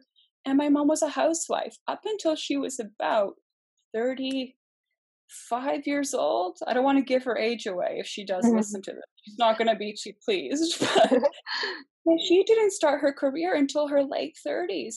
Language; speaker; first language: English; native; English